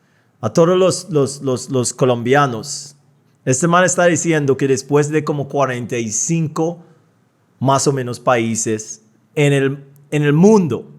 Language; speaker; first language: Spanish; non-native, fluent; English